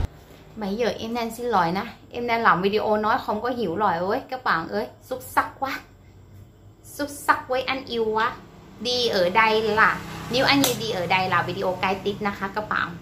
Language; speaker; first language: Vietnamese; non-native, learner; Thai